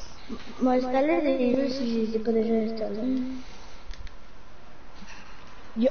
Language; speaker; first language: French; native; French